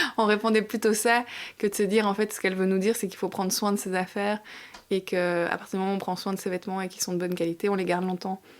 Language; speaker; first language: French; native; French